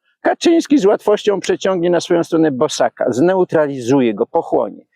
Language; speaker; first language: Polish; native; Polish